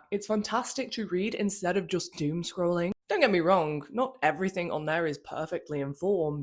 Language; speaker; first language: English; native; English